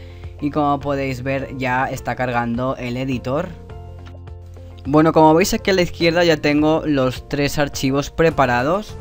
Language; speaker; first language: Spanish; native; Spanish